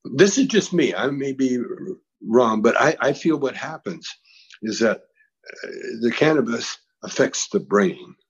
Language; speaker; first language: English; native; English